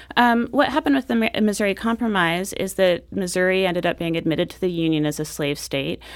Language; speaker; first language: English; native; English